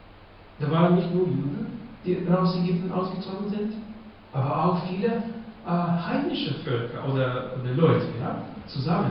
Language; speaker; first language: German; non-native, fluent; Russian